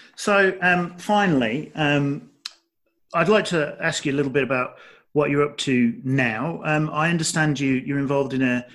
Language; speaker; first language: English; native; English